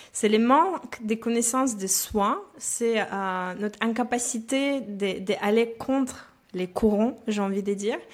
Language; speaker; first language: French; non-native, fluent; Russian